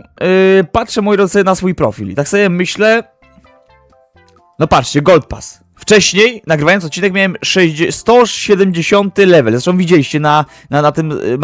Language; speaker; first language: Polish; native; Polish